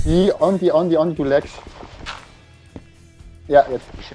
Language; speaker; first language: German; native; German